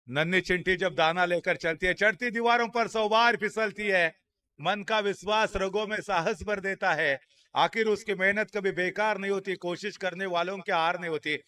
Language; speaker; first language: Hindi; non-native, local second language; Marathi